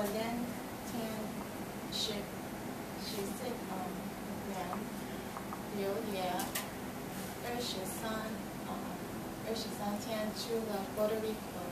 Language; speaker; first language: Chinese; non-native, learner; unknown